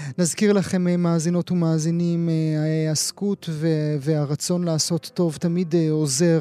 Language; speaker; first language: Hebrew; native; Hebrew